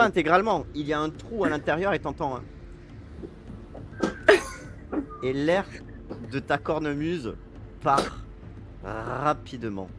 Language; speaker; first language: French; native; French